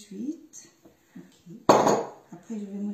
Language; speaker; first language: French; non-native, fluent; Japanese